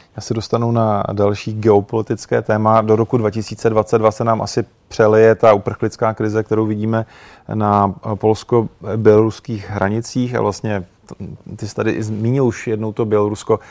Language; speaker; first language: Czech; native; Czech